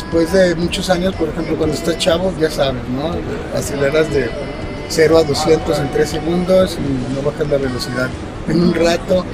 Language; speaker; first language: Spanish; native; Spanish